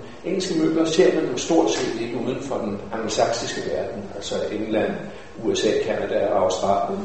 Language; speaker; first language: Danish; native; Danish